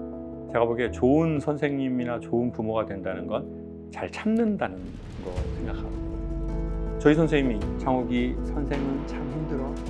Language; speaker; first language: Korean; native; Korean